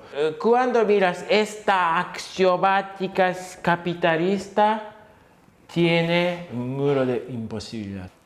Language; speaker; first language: Spanish; non-native, fluent; Japanese